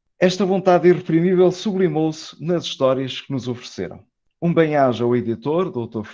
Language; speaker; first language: Portuguese; native; Portuguese